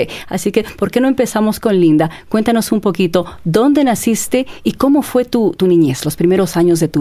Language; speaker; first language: Spanish; native; Spanish